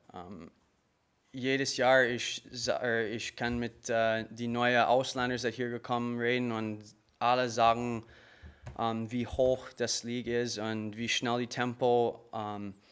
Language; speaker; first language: German; non-native, learner; English